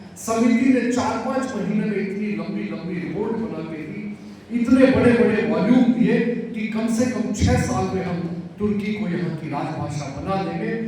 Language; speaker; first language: Hindi; native; Hindi